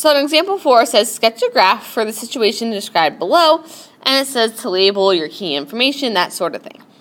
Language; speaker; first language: English; native; English